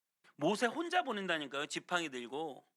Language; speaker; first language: Korean; native; Korean